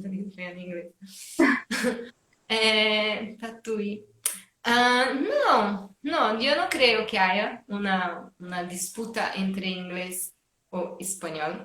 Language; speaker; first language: Spanish; non-native, fluent; Portuguese